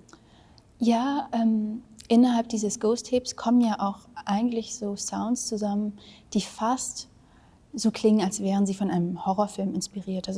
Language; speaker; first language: German; early bilingual, other home language; Vietnamese